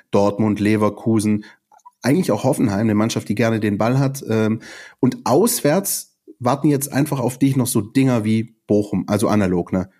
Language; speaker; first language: German; native; German